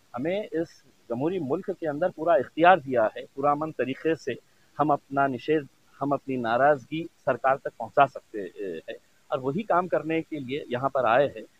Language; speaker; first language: Hindi; non-native, local second language; Urdu